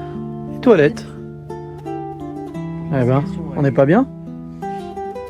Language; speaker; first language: French; native; French